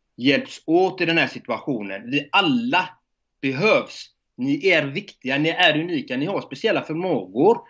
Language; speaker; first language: Swedish; native; Swedish